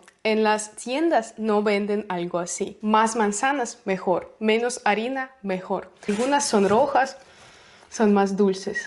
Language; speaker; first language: Spanish; non-native, learner; Russian